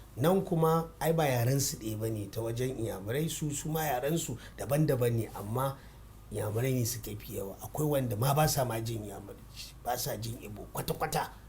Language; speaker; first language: Hausa; non-native, local second language; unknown